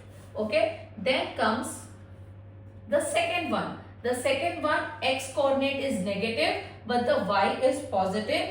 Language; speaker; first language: English; non-native, local second language; Hindi